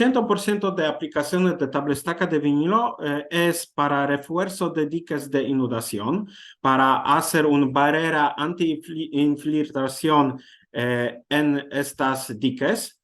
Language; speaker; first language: Spanish; non-native, learner; Polish